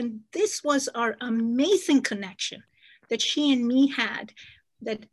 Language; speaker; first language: English; non-native, local second language; Kashmiri